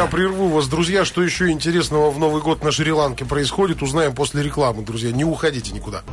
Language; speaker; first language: Russian; native; Russian